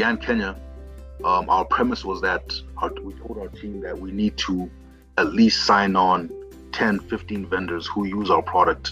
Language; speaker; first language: English; non-native, local second language; Shona